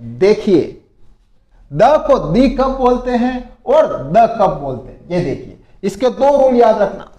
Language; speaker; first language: Hindi; native; Hindi